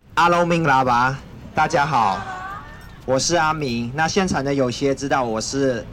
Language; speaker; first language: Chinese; non-native, fluent; Burmese